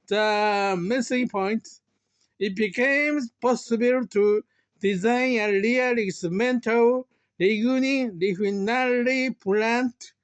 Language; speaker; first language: English; non-native, learner; Japanese